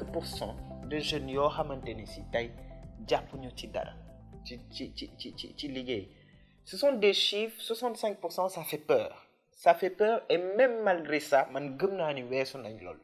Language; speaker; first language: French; non-native, local second language; Wolof